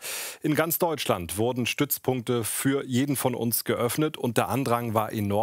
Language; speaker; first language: German; native; German